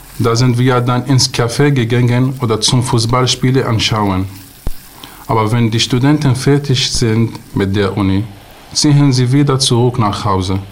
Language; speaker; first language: German; non-native, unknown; Arabic